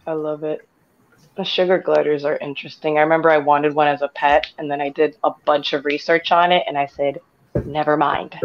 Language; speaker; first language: English; native; English